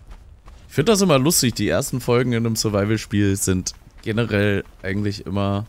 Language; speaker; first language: German; native; German